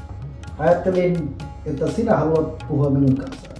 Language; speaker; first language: Finnish; non-native, fluent; Bangla